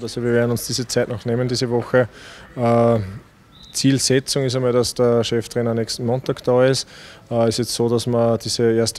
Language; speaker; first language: German; native; German